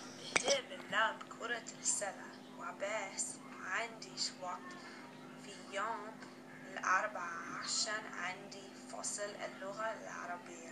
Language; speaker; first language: Arabic; non-native, learner; English